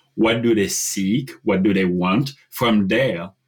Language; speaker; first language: English; non-native, fluent; French